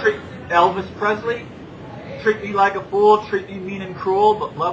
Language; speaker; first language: English; native; English